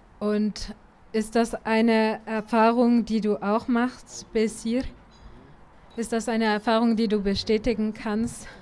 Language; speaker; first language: German; native; German